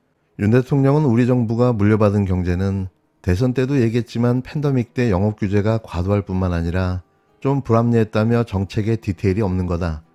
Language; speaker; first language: Korean; native; Korean